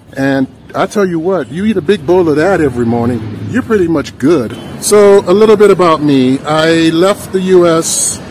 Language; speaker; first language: English; native; English